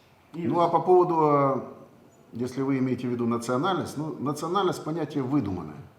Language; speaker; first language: Russian; native; Russian